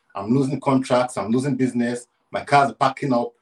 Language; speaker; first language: English; non-native, local second language; Yoruba